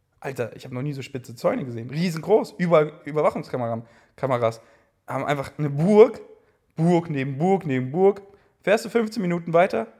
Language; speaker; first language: German; native; German